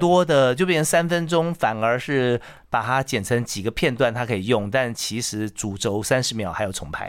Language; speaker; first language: Chinese; native; Chinese